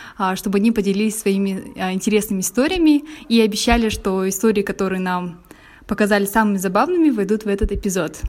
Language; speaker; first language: Russian; native; Russian